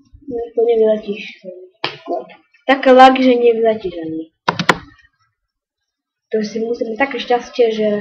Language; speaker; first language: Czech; non-native, learner; Slovak